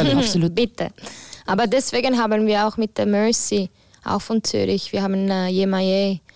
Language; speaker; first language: German; non-native, fluent; Italian